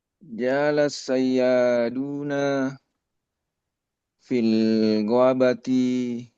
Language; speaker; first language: Arabic; non-native, learner; Indonesian